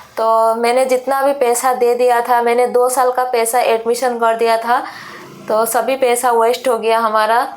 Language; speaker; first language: Hindi; non-native, local second language; Sadri